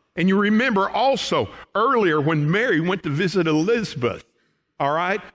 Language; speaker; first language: English; native; English